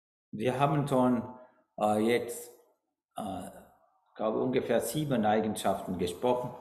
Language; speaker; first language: German; non-native, learner; Sinhala